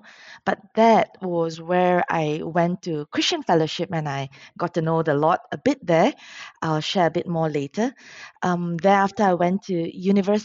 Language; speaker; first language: English; non-native, local second language; Min Nan Chinese